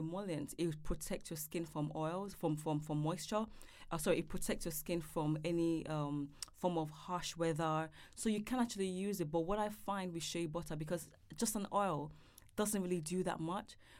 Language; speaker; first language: English; non-native, local second language; Yoruba